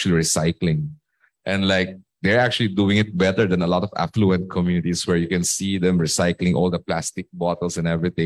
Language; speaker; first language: English; non-native, local second language; Filipino